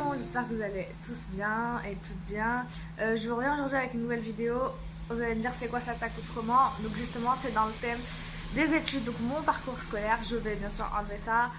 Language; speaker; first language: French; early bilingual, other home language; Arabic